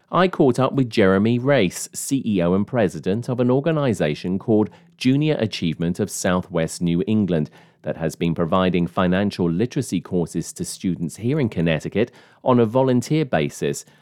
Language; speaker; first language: English; native; English